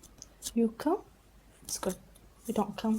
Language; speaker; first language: English; non-native, learner; Arabic